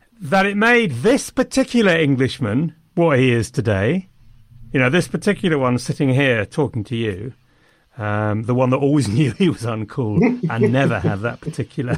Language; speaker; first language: English; native; English